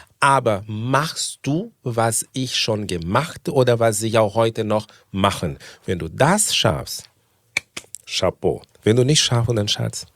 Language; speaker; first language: German; non-native, fluent; Portuguese